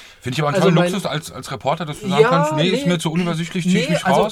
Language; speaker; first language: German; native; German